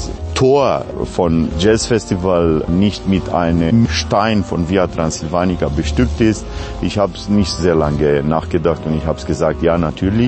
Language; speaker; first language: German; non-native, fluent; Romanian